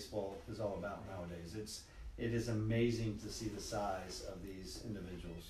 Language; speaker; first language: English; native; English